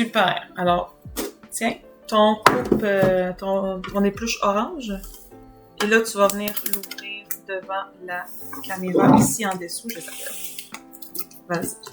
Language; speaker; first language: French; native; French